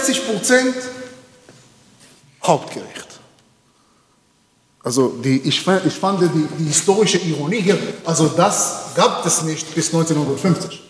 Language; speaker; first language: German; non-native, learner; Hebrew